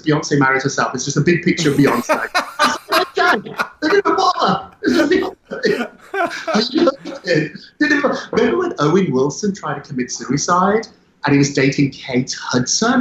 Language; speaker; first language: English; native; English